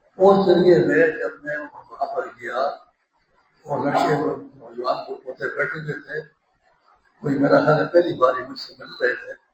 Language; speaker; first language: Urdu; non-native, local second language; Pashto